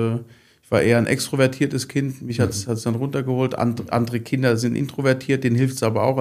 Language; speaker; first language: German; native; German